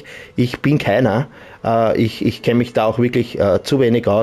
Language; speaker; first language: German; native; German